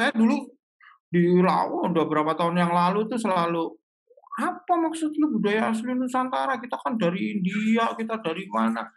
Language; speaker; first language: Indonesian; native; Indonesian